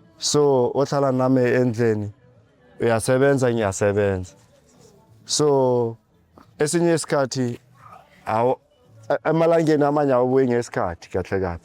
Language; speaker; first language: Zulu; native; Zulu